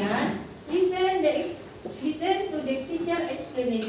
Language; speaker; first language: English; non-native, learner; Indonesian